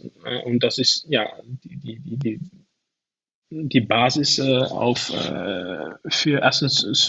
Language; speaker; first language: German; non-native, learner; Dutch